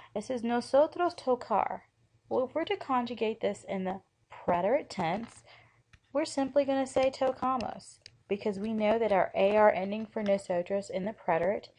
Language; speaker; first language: English; native; English